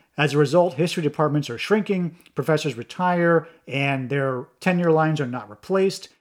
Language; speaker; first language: English; native; English